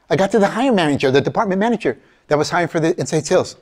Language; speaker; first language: English; early bilingual, other home language; Spanish